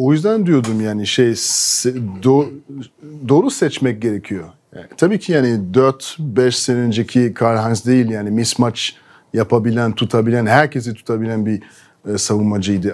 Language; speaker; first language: Turkish; non-native, fluent; French